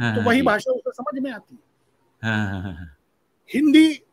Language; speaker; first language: Hindi; non-native, local second language; Marathi